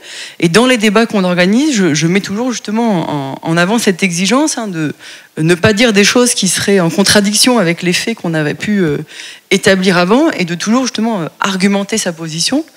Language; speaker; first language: French; native; French